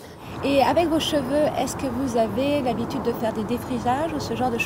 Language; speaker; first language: French; native; French